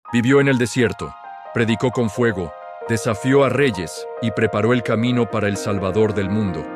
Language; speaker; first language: Spanish; native; Spanish